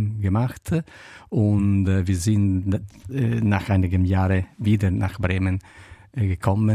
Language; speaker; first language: German; non-native, learner; Italian